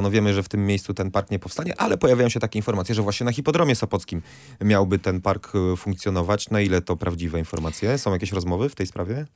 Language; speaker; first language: Polish; native; Polish